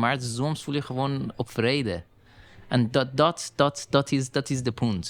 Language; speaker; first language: Dutch; non-native, learner; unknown